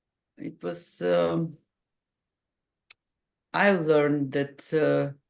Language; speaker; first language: English; non-native, fluent; Macedonian